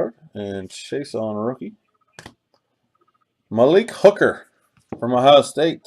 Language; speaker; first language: English; native; English